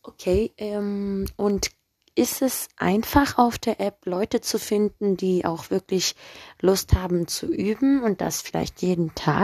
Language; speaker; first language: German; early bilingual, other home language; Turkish